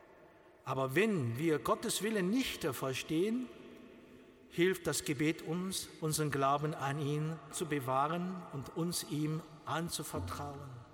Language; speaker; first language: German; non-native, learner; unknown